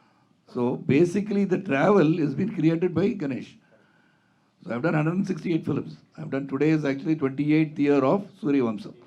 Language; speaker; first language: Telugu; non-native, fluent; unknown